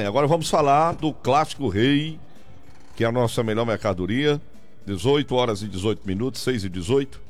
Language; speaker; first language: Portuguese; native; Portuguese